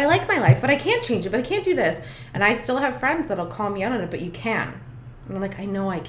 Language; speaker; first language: English; native; English